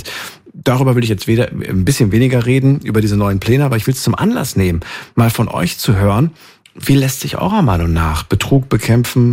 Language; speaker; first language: German; native; German